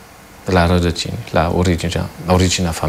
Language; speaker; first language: Romanian; non-native, fluent; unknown